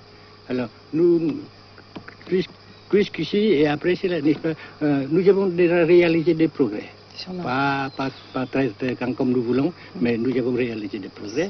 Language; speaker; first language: French; non-native, fluent; Vietnamese